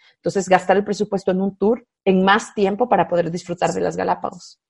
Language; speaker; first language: Spanish; native; Spanish